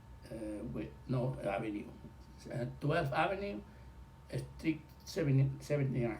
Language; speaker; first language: English; non-native, learner; Spanish